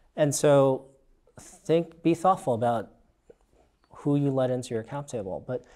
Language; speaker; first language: English; native; English